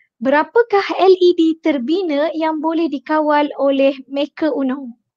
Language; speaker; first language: Malay; native; Malay